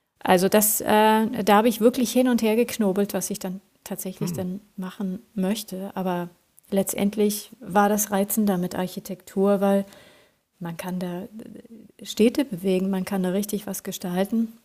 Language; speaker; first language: German; non-native, fluent; Swedish